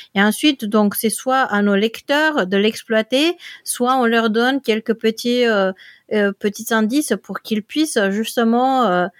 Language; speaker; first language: French; non-native, fluent; Dutch